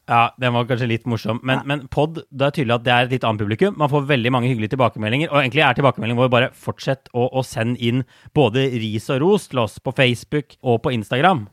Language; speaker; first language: Norwegian; native; Norwegian